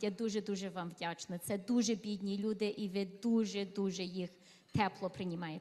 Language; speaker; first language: Ukrainian; early bilingual, heritage; Ukrainian